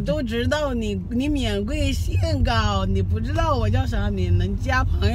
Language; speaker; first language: Chinese; non-native, fluent; English